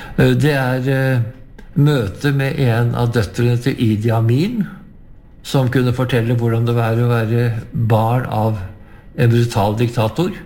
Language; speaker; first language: Norwegian; native; Norwegian